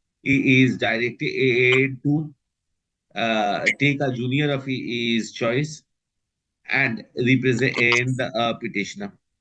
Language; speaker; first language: English; non-native, local second language; Bangla